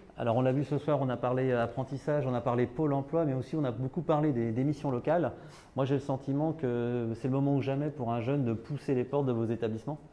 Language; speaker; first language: French; native; French